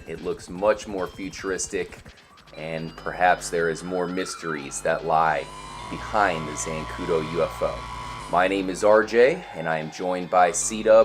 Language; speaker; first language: English; native; English